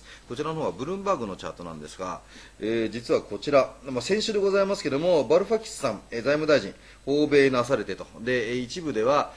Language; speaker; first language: Japanese; native; Japanese